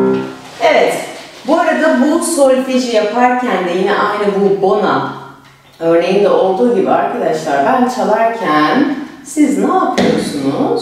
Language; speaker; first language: Turkish; native; Turkish